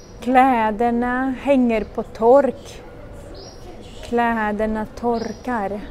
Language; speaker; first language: Swedish; non-native, fluent; Russian